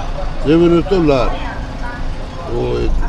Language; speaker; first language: Russian; non-native, learner; Georgian